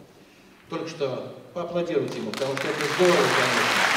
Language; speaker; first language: Russian; native; Russian